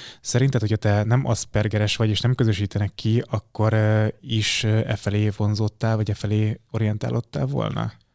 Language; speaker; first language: Hungarian; native; Hungarian